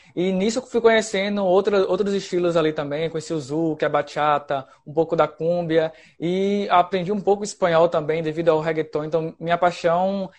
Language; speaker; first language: Portuguese; native; Portuguese